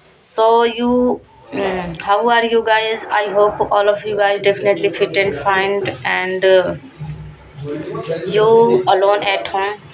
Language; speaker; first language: English; non-native, learner; Hindi